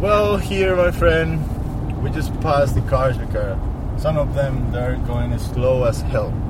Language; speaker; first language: English; non-native, fluent; Spanish